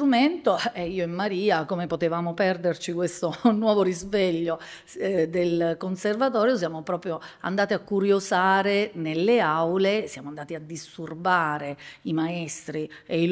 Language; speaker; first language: Italian; native; Italian